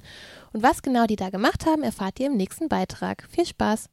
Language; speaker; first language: German; native; German